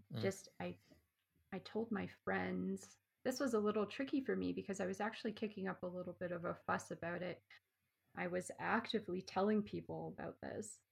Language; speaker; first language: English; native; English